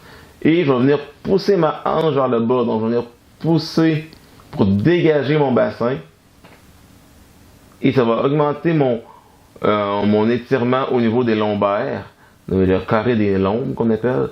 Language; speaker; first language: French; native; French